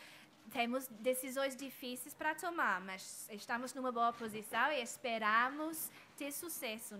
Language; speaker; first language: Portuguese; non-native, fluent; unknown